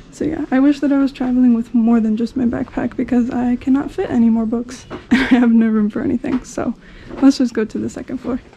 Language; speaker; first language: English; native; English